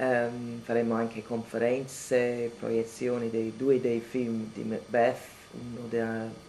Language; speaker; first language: Italian; non-native, fluent; English